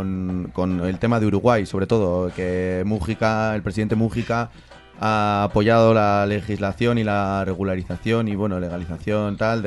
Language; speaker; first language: Spanish; native; Spanish